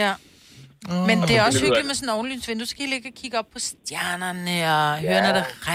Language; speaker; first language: Danish; native; Danish